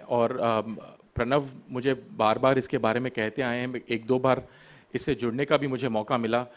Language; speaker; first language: Hindi; non-native, local second language; Marathi